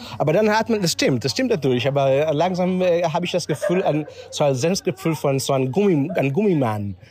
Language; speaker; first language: German; non-native, fluent; Hebrew